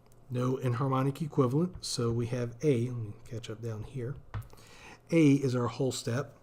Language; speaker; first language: English; native; English